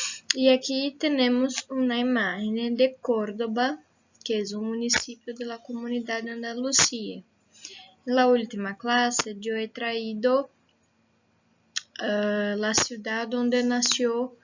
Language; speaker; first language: Spanish; non-native, fluent; Portuguese